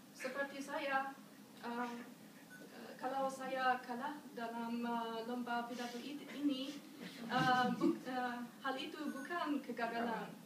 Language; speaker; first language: Indonesian; non-native, learner; German